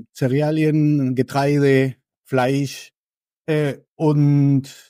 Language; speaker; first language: German; non-native, fluent; Spanish